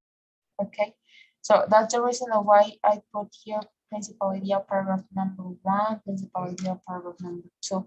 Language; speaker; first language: English; non-native, fluent; Spanish